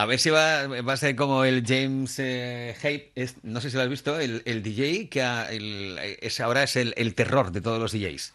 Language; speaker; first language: Spanish; native; Spanish